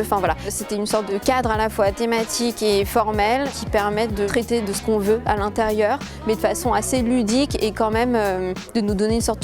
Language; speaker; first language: French; native; French